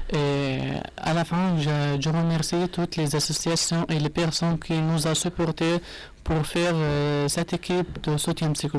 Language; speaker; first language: French; non-native, learner; Arabic